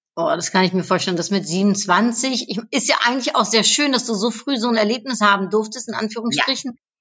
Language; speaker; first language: German; native; German